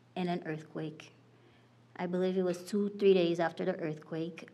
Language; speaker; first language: English; non-native, fluent; Haitian Creole